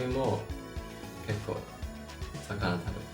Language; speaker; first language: Japanese; non-native, learner; English